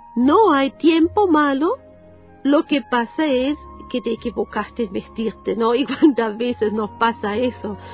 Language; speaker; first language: Spanish; non-native, fluent; German